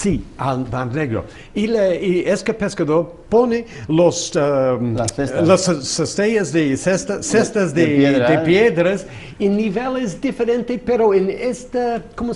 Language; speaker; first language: Spanish; non-native, fluent; English